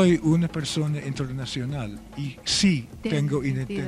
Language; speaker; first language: Spanish; non-native, fluent; Welsh